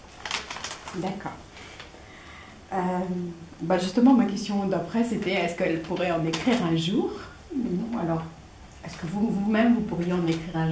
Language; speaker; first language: French; native; French